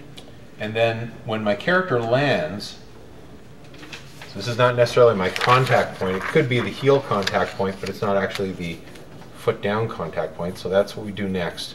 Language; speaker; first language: English; native; English